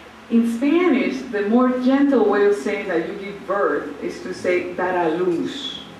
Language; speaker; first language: English; non-native, local second language; Spanish